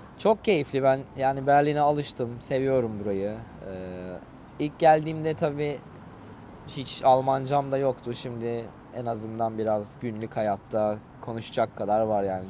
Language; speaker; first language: Turkish; native; Turkish